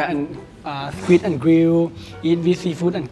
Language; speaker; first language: English; non-native, learner; Thai